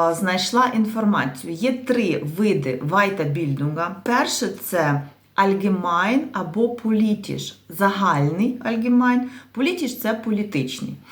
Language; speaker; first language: Ukrainian; native; Ukrainian